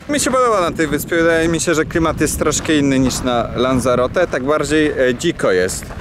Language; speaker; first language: Polish; native; Polish